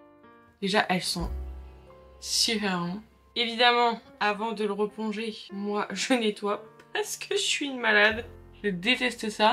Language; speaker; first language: French; native; French